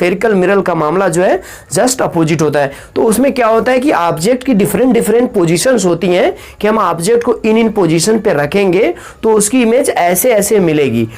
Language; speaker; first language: Hindi; native; Hindi